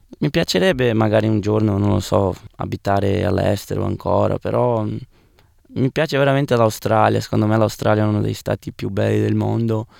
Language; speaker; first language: Italian; non-native, fluent; Portuguese